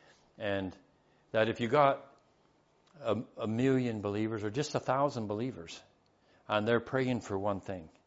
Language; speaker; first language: English; native; English